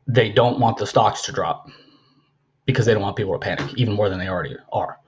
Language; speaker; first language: English; native; English